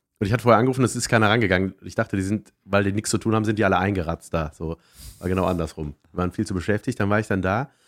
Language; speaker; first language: German; native; German